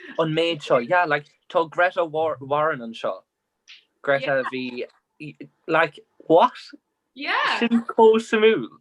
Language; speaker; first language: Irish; non-native, local second language; English